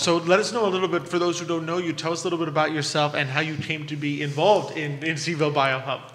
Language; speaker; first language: English; native; English